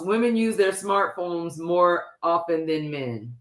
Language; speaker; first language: English; native; English